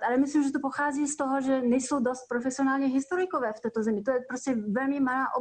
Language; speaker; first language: Czech; non-native, fluent; French